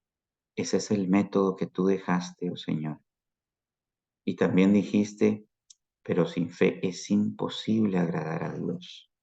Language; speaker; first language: Spanish; native; Spanish